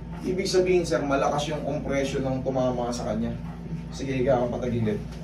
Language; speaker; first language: Filipino; native; Filipino